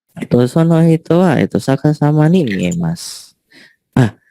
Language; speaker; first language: Japanese; non-native, learner; Indonesian